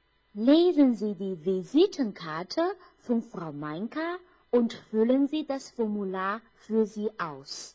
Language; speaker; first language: German; non-native, fluent; Chinese